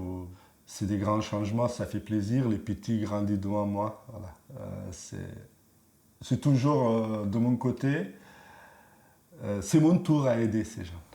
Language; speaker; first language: French; non-native, learner; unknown